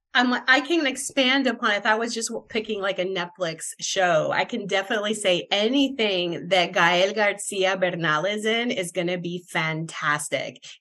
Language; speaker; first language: English; non-native, fluent; Spanish